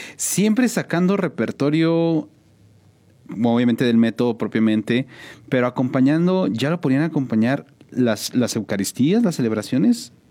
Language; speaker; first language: Spanish; native; Spanish